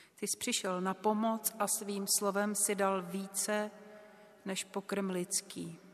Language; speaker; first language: Czech; native; Czech